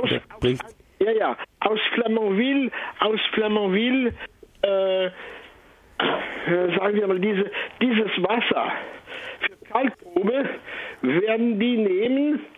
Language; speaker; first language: German; non-native, fluent; French